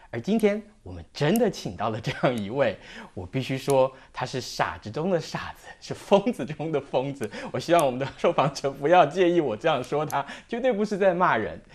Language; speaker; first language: Chinese; native; Chinese